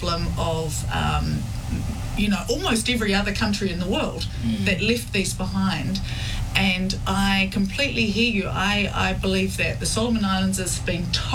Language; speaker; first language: English; native; English